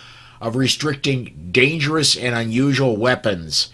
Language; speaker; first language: English; native; English